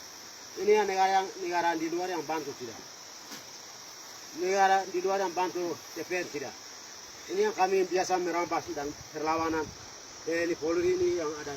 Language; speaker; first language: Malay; non-native, local second language; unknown